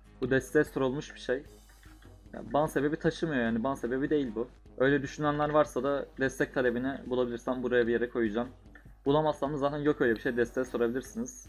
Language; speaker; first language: Turkish; native; Turkish